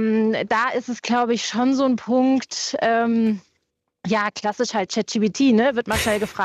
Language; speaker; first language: German; native; German